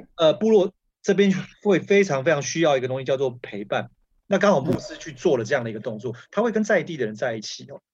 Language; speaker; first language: Chinese; native; Chinese